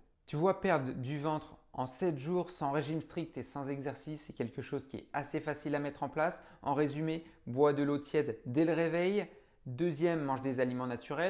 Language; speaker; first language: French; native; French